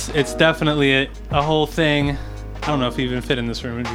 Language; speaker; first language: English; native; English